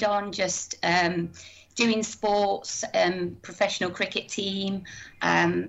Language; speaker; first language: English; native; English